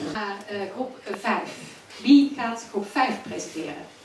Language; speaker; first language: Dutch; native; Dutch